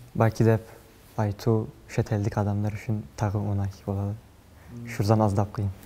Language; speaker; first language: Kazakh; non-native, learner; Turkish